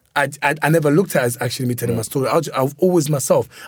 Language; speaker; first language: English; early bilingual, other home language; Lingala